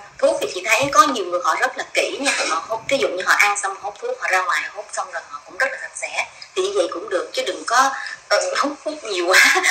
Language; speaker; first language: Vietnamese; native; Vietnamese